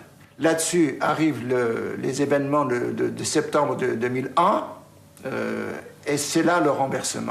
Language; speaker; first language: French; native; French